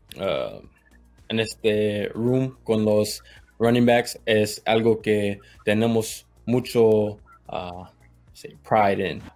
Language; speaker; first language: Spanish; non-native, learner; English